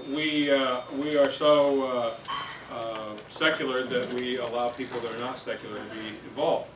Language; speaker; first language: English; native; English